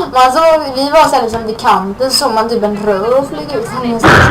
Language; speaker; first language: Swedish; native; Swedish